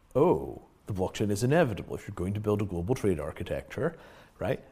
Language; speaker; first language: English; native; English